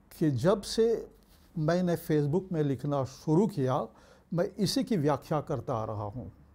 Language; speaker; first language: Hindi; early bilingual, heritage; Bhojpuri